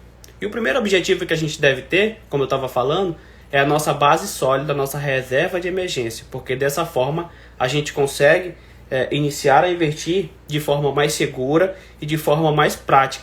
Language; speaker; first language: Portuguese; native; Portuguese